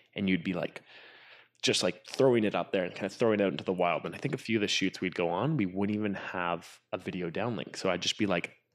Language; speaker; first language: English; native; English